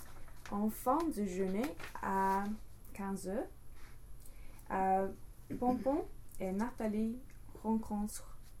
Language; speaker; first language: French; non-native, learner; English